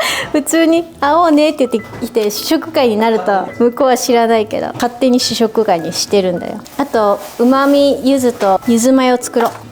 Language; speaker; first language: Japanese; native; Japanese